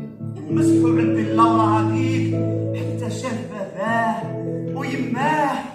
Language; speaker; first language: Arabic; native; Arabic